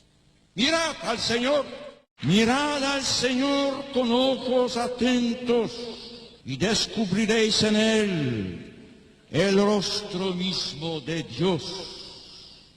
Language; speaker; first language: Spanish; non-native, fluent; Polish